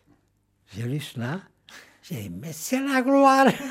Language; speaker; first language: French; non-native, fluent; Portuguese